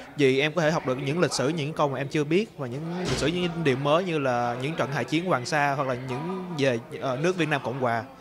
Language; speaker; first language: Vietnamese; early bilingual, heritage; Vietnamese